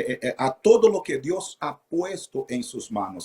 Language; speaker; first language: Spanish; non-native, fluent; Portuguese